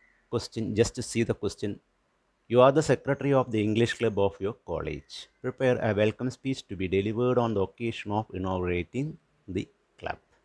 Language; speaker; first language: English; non-native, local second language; Malayalam